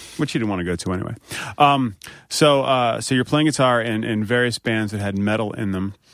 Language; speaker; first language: English; native; English